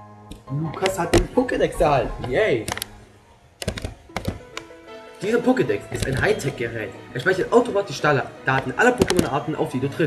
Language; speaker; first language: German; native; German